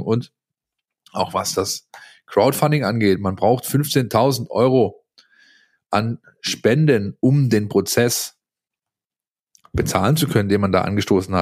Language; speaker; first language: German; native; German